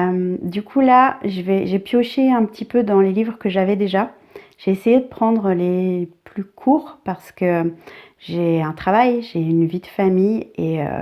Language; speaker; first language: French; native; French